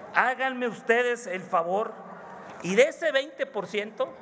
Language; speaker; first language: Spanish; native; Spanish